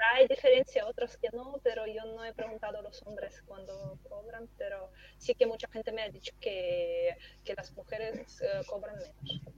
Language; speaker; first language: Spanish; non-native, fluent; Russian